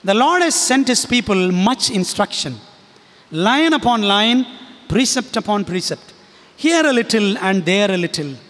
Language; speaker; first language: English; non-native, local second language; Tamil